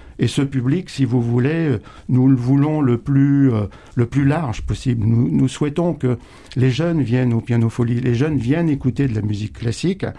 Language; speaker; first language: French; native; French